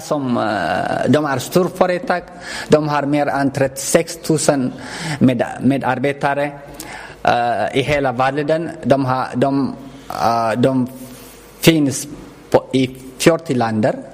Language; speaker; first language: Swedish; non-native, learner; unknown